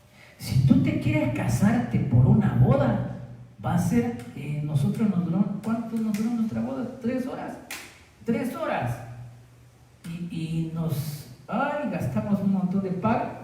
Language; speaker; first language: Spanish; native; Spanish